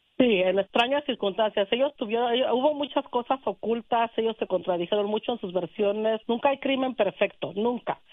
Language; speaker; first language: Spanish; native; Spanish